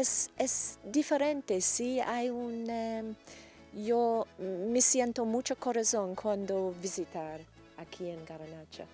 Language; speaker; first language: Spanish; non-native, learner; English